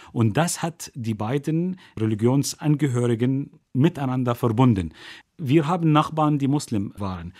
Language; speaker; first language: German; non-native, fluent; Arabic